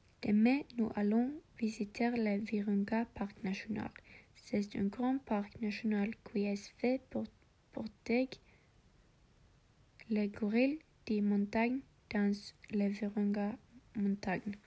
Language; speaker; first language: French; non-native, learner; English